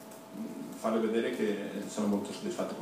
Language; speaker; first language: Italian; non-native, fluent; Spanish